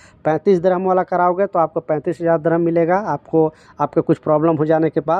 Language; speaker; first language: Hindi; native; Hindi